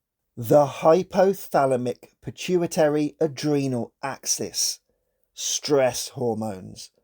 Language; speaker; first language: English; native; English